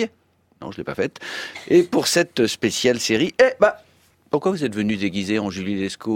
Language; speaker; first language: French; native; French